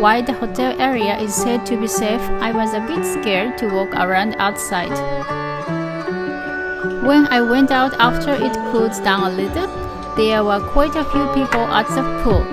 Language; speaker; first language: English; non-native, learner; Japanese